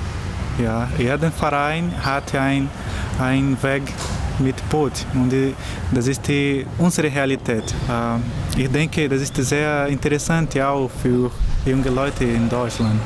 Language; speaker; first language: German; non-native, learner; Portuguese